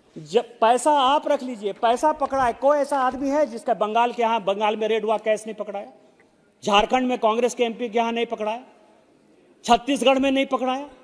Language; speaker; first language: Hindi; native; Hindi